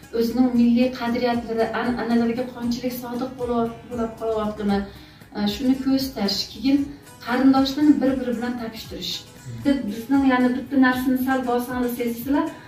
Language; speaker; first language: Uzbek; non-native, local second language; Uyghur